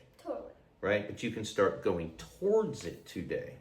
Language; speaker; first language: English; native; English